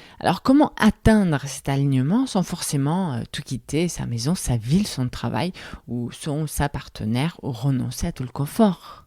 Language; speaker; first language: French; non-native, fluent; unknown